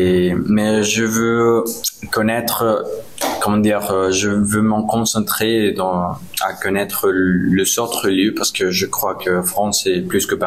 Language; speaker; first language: French; non-native, learner; Spanish